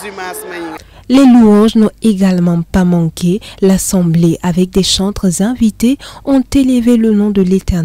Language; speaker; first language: French; non-native, local second language; Mossi